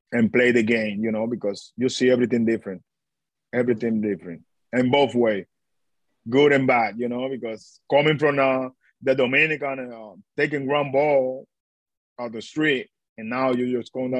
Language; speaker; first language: English; non-native, learner; Spanish